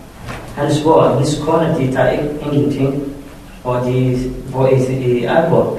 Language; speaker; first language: Danish; non-native, learner; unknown